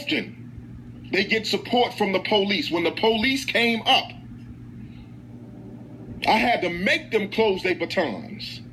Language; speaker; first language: English; native; English